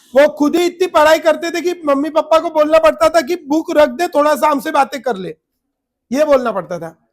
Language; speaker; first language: Hindi; non-native, local second language; Marathi